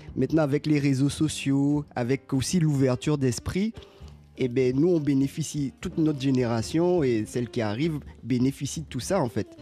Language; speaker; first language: French; native; French